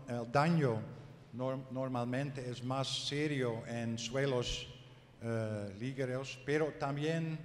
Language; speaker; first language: Spanish; non-native, learner; Dutch